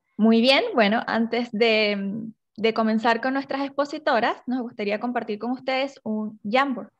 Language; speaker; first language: Spanish; native; Spanish